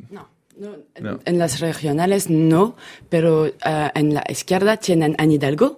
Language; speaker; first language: Spanish; non-native, fluent; French